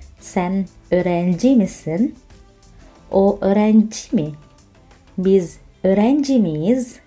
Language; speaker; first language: Turkish; non-native, fluent; Indonesian